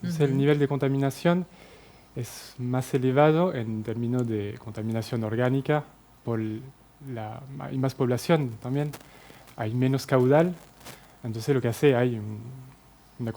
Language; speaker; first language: Spanish; non-native, fluent; French